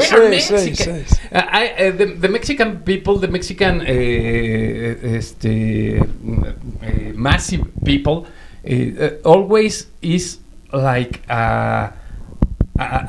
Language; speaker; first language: English; non-native, learner; Spanish